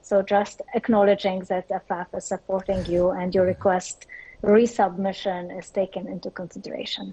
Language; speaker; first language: English; non-native, fluent; French